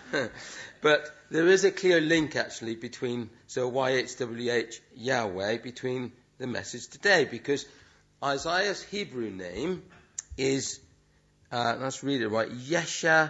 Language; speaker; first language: English; native; English